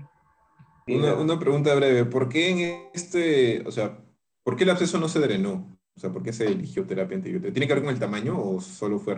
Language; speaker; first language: Spanish; native; Spanish